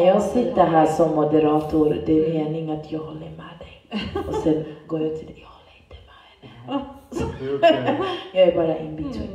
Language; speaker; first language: Swedish; native; Swedish